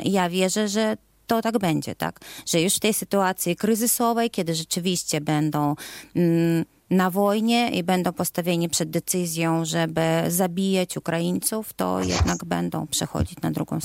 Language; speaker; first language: Polish; non-native, fluent; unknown